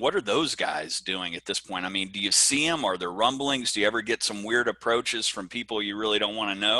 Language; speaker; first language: English; native; English